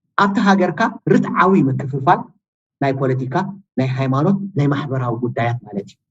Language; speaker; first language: Tigrinya; native; Tigrinya